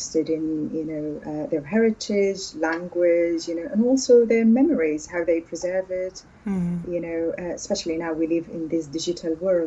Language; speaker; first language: English; non-native, fluent; Arabic